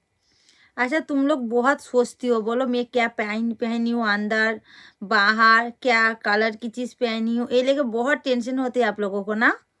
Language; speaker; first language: Hindi; non-native, local second language; Bangla